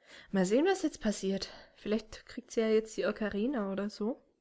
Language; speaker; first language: German; native; German